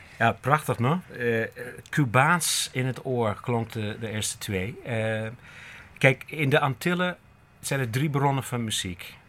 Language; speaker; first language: Dutch; non-native, fluent; English